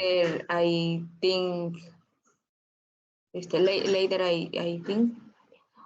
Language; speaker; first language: English; non-native, learner; Spanish